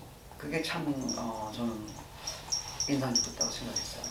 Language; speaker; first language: Korean; native; Korean